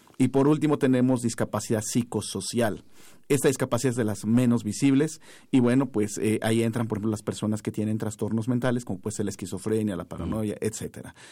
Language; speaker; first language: Spanish; non-native, local second language; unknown